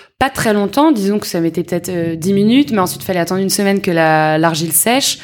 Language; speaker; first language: French; native; French